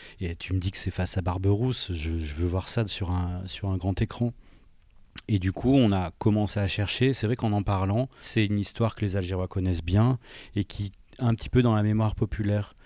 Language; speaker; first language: French; native; French